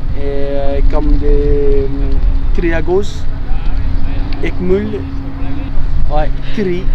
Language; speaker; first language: French; non-native, learner; Fijian